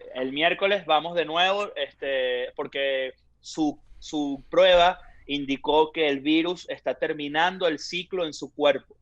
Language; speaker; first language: Spanish; native; Spanish